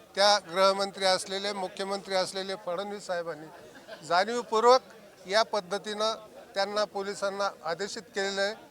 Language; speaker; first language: Marathi; native; Marathi